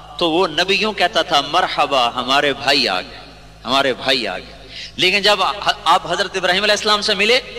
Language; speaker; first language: Urdu; non-native, local second language; Punjabi